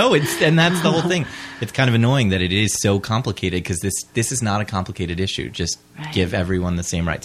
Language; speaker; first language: English; native; English